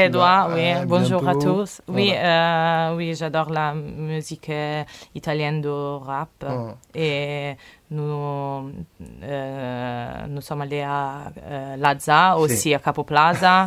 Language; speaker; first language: French; non-native, learner; Italian